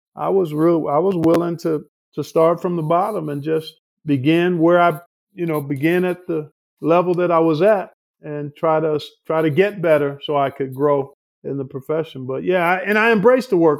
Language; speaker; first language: English; native; English